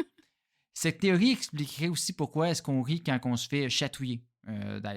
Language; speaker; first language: French; native; French